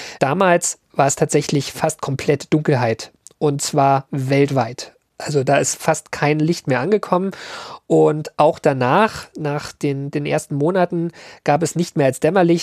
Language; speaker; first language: German; native; German